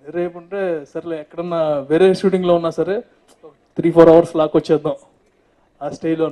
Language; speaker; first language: Telugu; native; Telugu